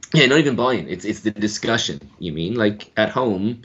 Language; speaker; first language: English; native; English